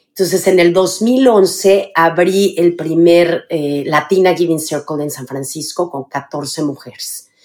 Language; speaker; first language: Spanish; native; Spanish